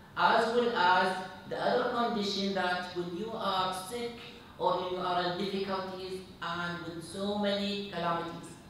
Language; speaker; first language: English; non-native, fluent; Arabic